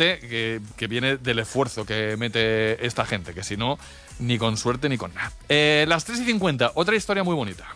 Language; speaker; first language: Spanish; native; Spanish